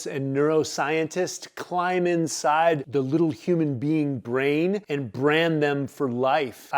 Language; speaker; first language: English; native; English